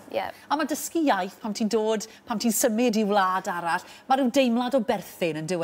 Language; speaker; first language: Welsh; native; Welsh